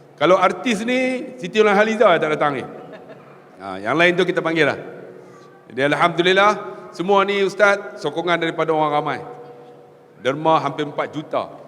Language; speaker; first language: Malay; native; Malay